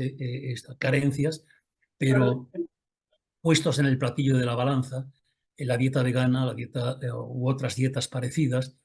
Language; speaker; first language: Spanish; native; Spanish